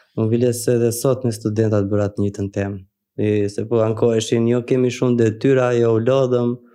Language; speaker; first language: Albanian; native; Albanian